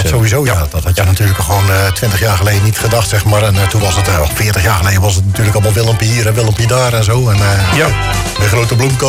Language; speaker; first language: Dutch; native; Dutch